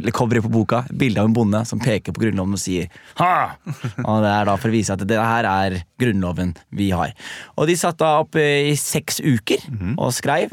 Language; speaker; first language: Norwegian; early bilingual, other home language; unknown